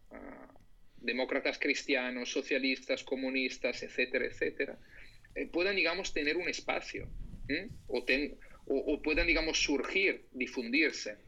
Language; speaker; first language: Spanish; non-native, fluent; Italian